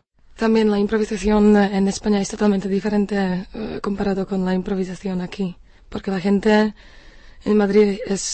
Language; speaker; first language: Spanish; non-native, fluent; Slovak